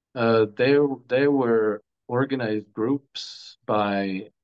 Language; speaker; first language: English; non-native, fluent; Croatian